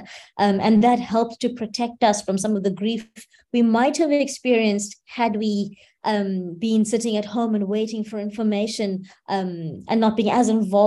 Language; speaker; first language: English; native; English